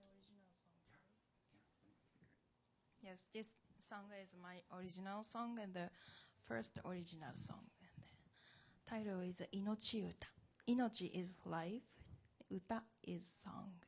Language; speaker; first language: English; non-native, learner; Japanese